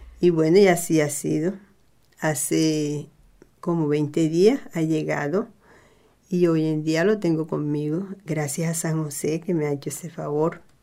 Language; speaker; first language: Spanish; native; Spanish